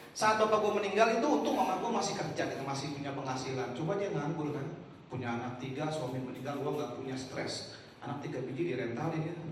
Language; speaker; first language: Indonesian; native; Indonesian